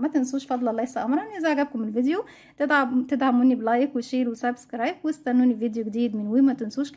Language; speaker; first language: Arabic; native; Arabic